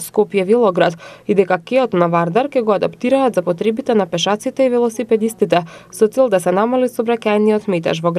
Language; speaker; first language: Macedonian; native; Macedonian